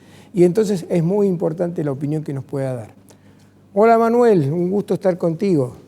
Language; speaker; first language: Spanish; native; Spanish